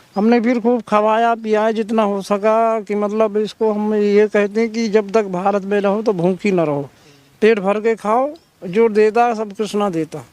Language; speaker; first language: Hindi; native; Hindi